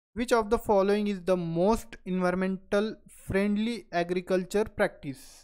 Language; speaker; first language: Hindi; non-native, local second language; Marathi